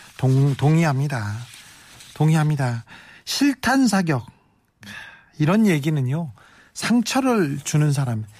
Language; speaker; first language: Korean; native; Korean